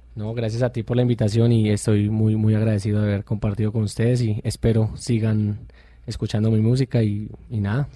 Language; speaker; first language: Spanish; native; Spanish